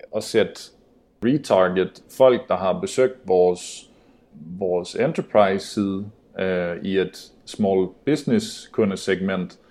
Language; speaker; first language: Danish; native; Danish